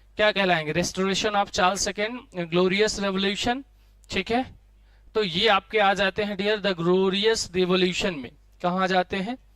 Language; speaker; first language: Hindi; native; Hindi